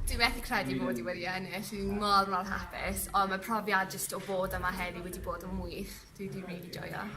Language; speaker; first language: Welsh; non-native, local second language; English